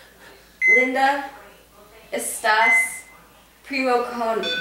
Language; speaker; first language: Spanish; non-native, learner; English